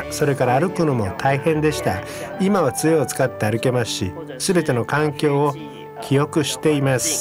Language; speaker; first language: Japanese; non-native, fluent; Chinese